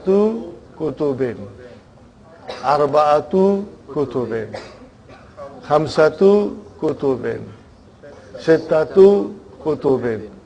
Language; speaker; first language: Arabic; non-native, fluent; Urdu